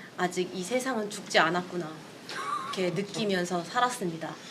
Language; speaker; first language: Korean; native; Korean